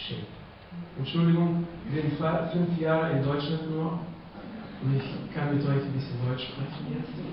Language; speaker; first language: German; non-native, fluent; Russian